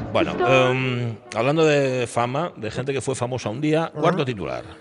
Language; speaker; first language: Spanish; native; Spanish